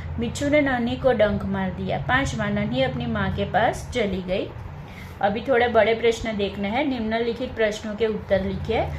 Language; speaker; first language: Hindi; non-native, local second language; Gujarati